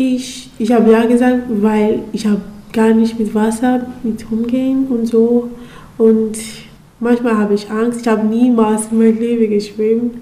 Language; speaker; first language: German; non-native, learner; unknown